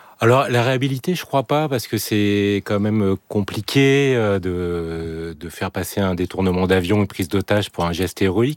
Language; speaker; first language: French; native; French